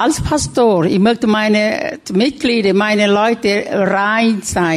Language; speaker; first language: German; non-native, learner; Thai